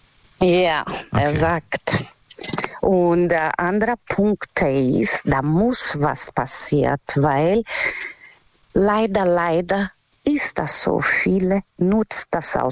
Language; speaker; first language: German; non-native, learner; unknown